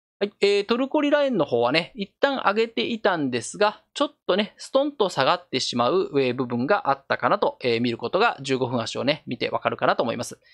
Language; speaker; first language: Japanese; native; Japanese